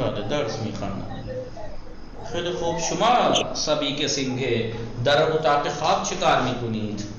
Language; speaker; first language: Persian; non-native, fluent; Urdu